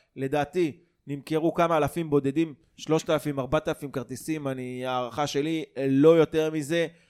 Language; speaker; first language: Hebrew; native; Hebrew